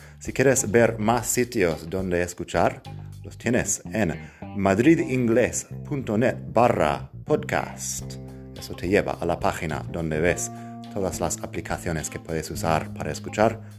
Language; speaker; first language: Spanish; non-native, fluent; English